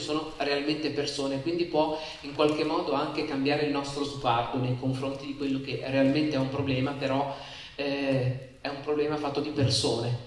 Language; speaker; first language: Italian; native; Italian